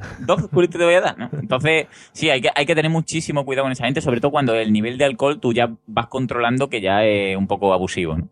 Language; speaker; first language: Spanish; native; Spanish